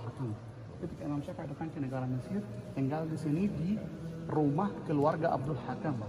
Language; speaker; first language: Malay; non-native, fluent; Arabic